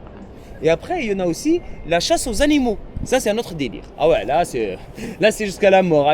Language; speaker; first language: French; non-native, local second language; Arabic